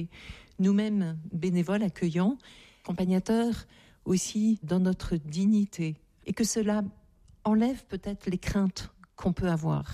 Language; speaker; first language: French; native; French